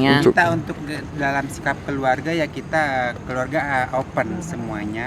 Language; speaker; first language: Indonesian; native; Indonesian